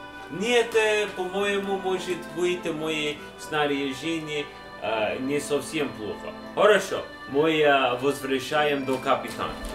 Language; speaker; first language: Russian; non-native, learner; English